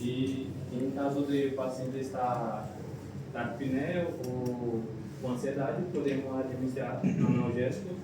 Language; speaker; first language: Portuguese; non-native, learner; Spanish